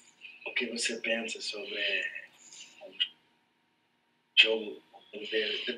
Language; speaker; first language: Portuguese; non-native, fluent; English